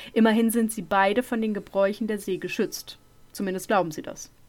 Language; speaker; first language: German; native; German